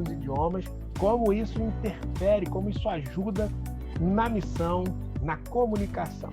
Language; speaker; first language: Portuguese; native; Portuguese